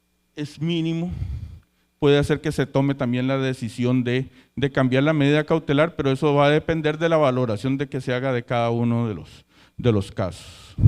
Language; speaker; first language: Spanish; native; Spanish